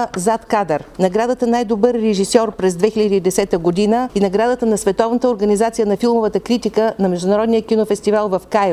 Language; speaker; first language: Bulgarian; native; Bulgarian